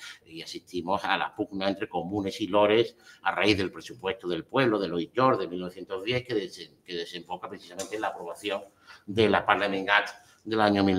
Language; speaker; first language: Spanish; native; Spanish